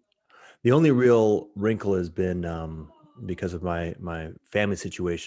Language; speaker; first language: English; native; English